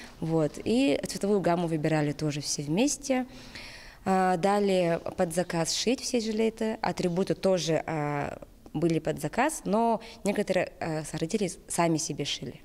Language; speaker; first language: Russian; native; Russian